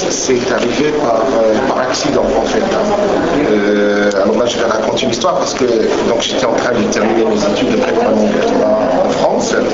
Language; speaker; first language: French; non-native, local second language; Arabic